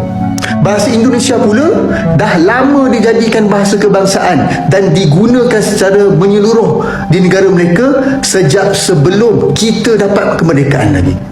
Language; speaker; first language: Malay; native; Malay